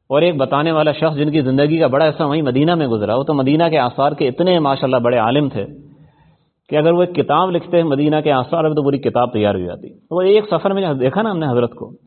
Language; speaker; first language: Urdu; non-native, local second language; Punjabi